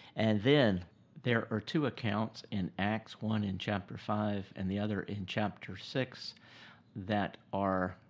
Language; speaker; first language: English; native; English